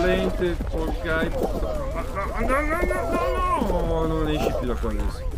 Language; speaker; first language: Italian; native; Italian